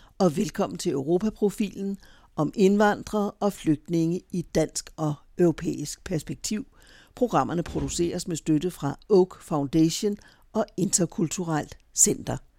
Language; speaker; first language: Danish; native; Danish